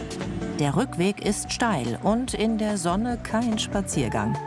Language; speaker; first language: German; native; German